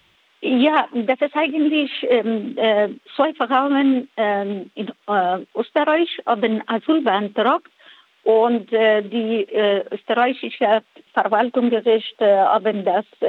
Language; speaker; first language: German; non-native, fluent; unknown